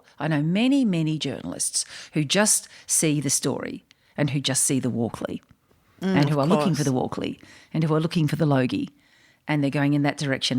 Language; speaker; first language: English; native; English